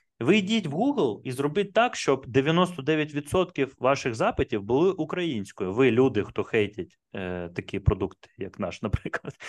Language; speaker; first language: Ukrainian; non-native, local second language; Russian